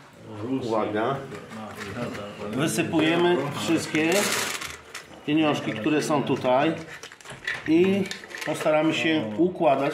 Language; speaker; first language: Polish; native; Polish